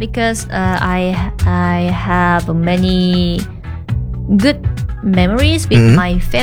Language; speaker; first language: English; non-native, learner; Korean